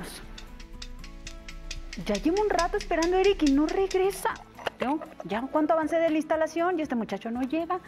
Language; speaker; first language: Spanish; native; Spanish